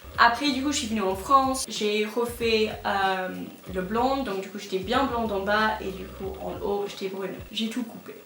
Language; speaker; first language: French; non-native, fluent; English